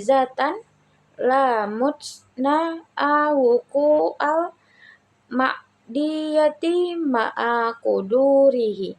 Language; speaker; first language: Arabic; non-native, learner; Indonesian